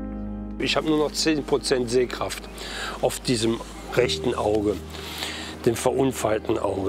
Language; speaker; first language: German; native; German